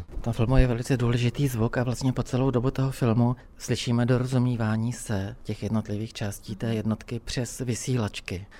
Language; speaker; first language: Czech; native; Czech